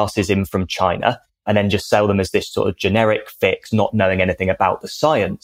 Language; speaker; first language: English; native; English